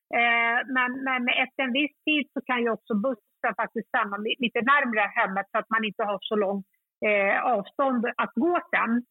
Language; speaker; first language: Swedish; early bilingual, other home language; Kurdish